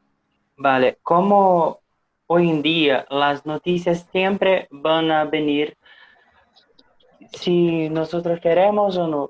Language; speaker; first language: Spanish; non-native, learner; Portuguese